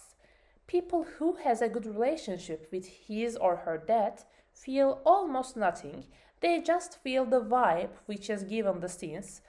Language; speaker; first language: English; non-native, learner; Turkish